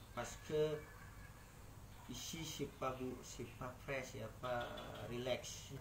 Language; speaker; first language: French; non-native, learner; Indonesian